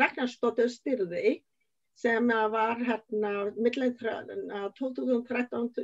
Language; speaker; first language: Icelandic; non-native, learner; Vietnamese